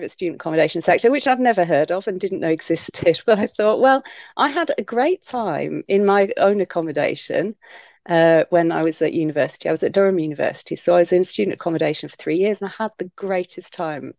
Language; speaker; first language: English; native; English